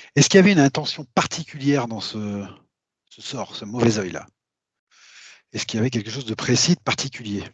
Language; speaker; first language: French; native; French